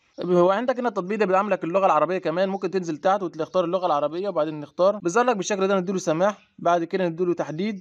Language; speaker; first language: Arabic; native; Arabic